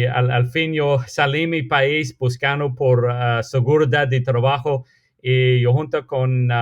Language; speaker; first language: Spanish; non-native, fluent; English